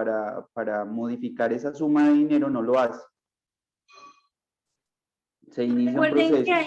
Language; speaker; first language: Spanish; native; Spanish